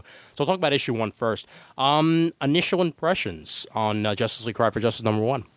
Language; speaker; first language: English; native; English